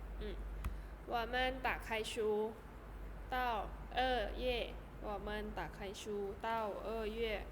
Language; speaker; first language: Chinese; non-native, fluent; Thai